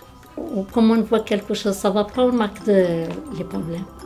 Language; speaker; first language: French; non-native, learner; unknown